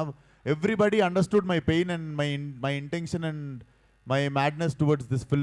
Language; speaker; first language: Telugu; native; Telugu